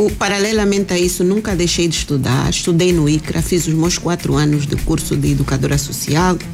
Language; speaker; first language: Portuguese; native; Portuguese